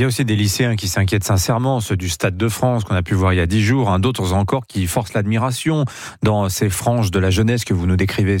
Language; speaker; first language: French; native; French